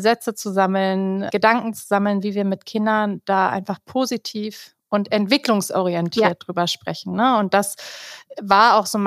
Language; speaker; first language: German; native; German